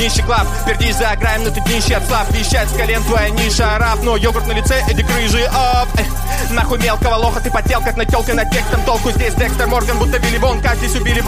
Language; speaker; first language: Russian; native; Russian